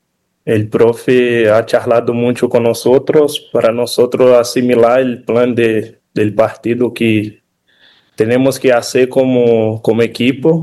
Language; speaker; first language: Spanish; non-native, fluent; Portuguese